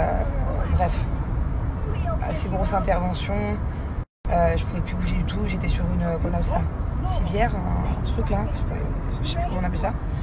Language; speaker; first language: French; native; French